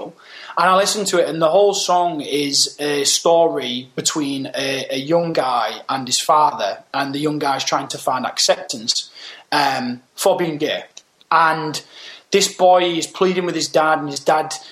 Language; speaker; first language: English; native; English